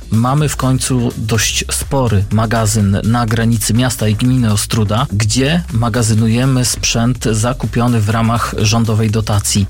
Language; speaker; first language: Polish; native; Polish